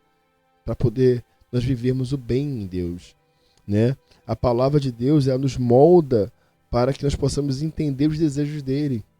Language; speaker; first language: Portuguese; native; Portuguese